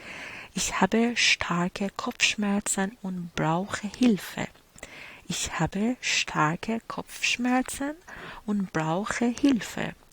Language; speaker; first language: German; non-native, fluent; Persian